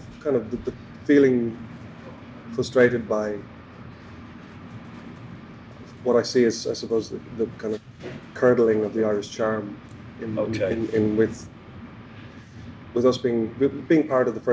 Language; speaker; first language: English; native; English